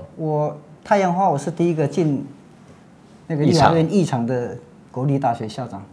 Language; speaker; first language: Chinese; native; Chinese